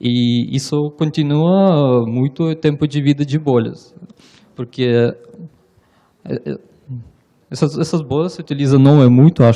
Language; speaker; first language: Portuguese; non-native, learner; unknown